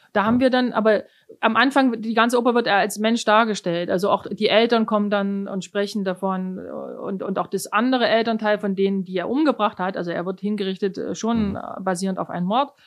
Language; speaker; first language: German; native; German